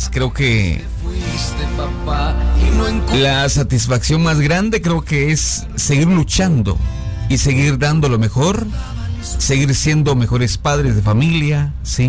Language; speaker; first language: Spanish; native; Spanish